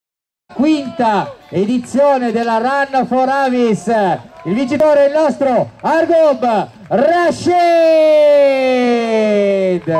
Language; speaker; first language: Italian; native; Italian